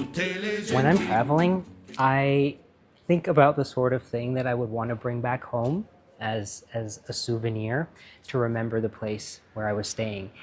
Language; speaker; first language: English; early bilingual, heritage; English